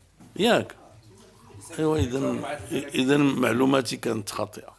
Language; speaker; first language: Arabic; native; Arabic